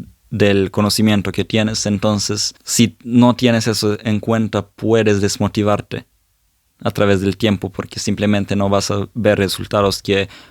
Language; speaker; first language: Spanish; non-native, fluent; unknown